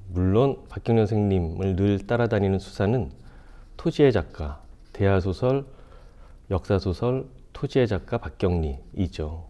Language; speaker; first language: Korean; native; Korean